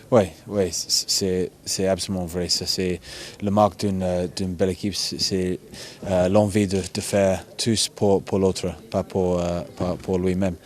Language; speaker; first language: French; non-native, fluent; English